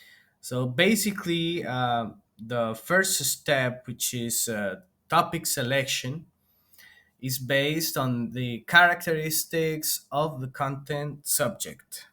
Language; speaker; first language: English; non-native, fluent; Spanish